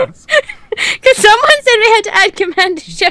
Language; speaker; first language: English; native; English